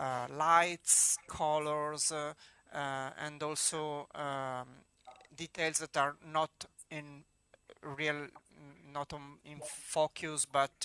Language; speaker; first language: English; non-native, fluent; Italian